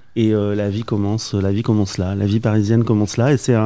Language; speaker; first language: French; native; French